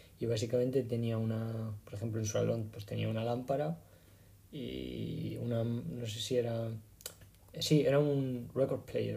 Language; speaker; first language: Spanish; native; Spanish